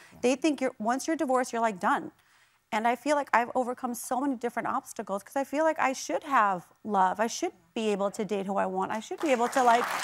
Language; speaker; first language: English; native; English